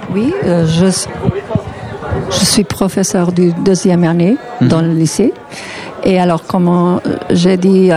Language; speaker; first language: French; non-native, learner; Portuguese